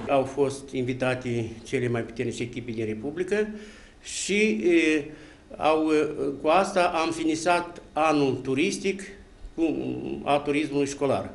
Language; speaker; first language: Romanian; native; Romanian